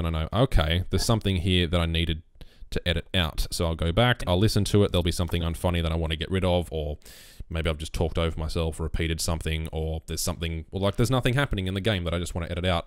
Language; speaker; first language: English; native; English